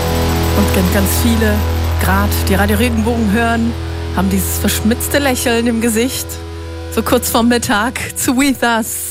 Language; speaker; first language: German; native; German